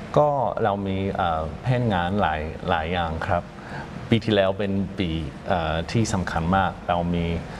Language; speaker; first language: Thai; non-native, fluent; English